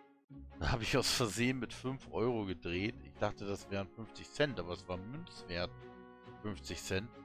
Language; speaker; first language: German; native; German